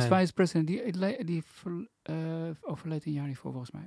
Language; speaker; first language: Dutch; native; Dutch